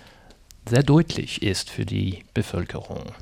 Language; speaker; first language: German; non-native, fluent; English